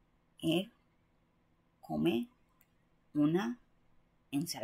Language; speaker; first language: Spanish; non-native, learner; Japanese